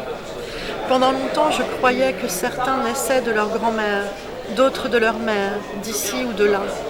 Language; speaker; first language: French; native; French